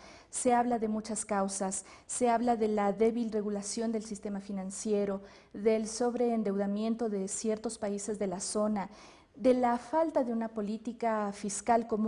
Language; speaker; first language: Spanish; native; Spanish